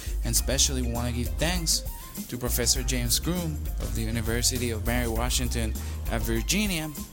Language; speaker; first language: English; non-native, local second language; Spanish